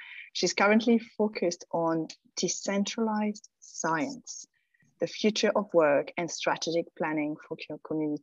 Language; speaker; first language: English; non-native, fluent; French